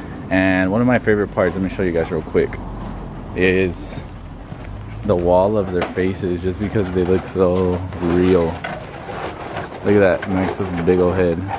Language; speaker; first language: English; early bilingual, other home language; Spanish